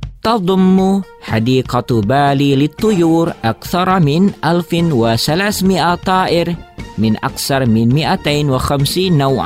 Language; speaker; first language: Arabic; non-native, fluent; Indonesian